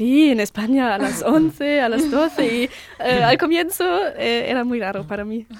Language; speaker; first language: Spanish; non-native, learner; German